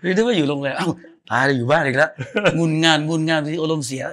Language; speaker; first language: Thai; native; Thai